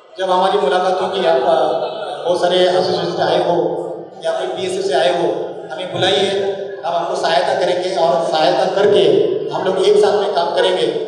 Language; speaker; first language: Hindi; non-native, local second language; Marathi